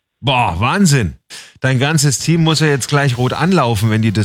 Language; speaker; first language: German; native; German